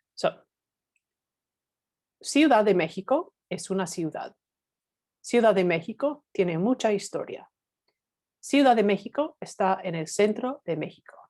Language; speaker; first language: Spanish; non-native, fluent; English